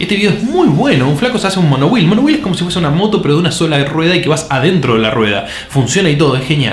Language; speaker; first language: Spanish; native; Spanish